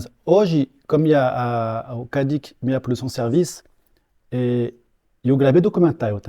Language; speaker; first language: Portuguese; non-native, fluent; French